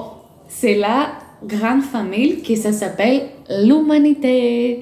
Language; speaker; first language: French; non-native, fluent; Greek